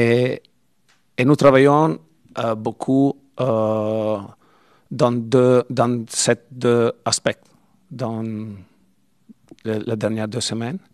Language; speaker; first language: French; non-native, learner; Italian